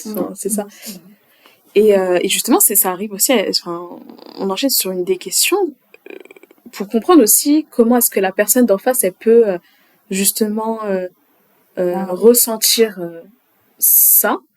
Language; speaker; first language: French; native; French